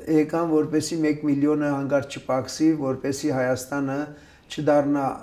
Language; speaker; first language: Armenian; early bilingual, other home language; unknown